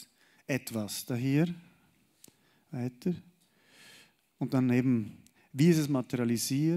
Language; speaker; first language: German; native; German